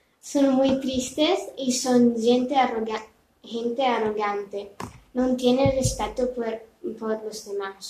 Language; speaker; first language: Spanish; non-native, learner; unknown